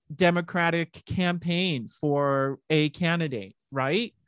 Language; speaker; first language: English; native; English